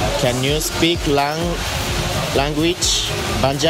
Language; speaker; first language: English; non-native, learner; Japanese